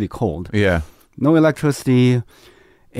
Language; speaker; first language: English; non-native, fluent; Chinese